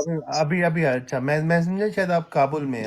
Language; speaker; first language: Urdu; native; Urdu